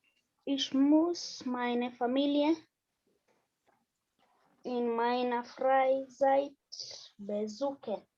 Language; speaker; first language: German; non-native, learner; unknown